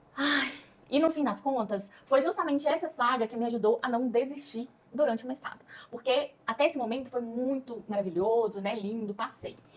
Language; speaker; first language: Portuguese; native; Portuguese